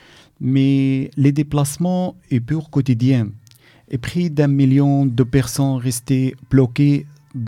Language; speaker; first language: French; non-native, learner; Arabic